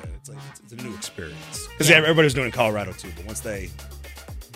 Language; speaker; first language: English; native; English